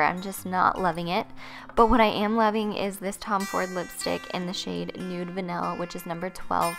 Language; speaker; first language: English; native; English